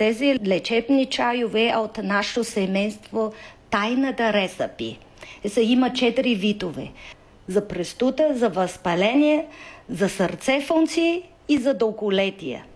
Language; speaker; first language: Bulgarian; non-native, learner; Chinese